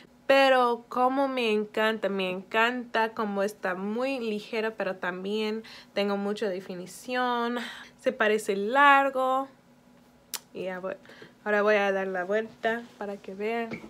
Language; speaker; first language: Spanish; early bilingual, heritage; Spanish